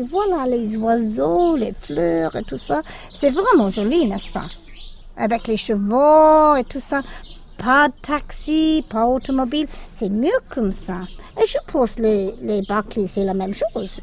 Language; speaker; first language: French; non-native, fluent; English